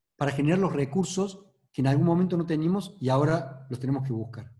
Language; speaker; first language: Spanish; native; Spanish